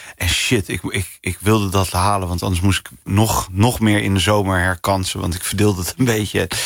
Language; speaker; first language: Dutch; early bilingual, other home language; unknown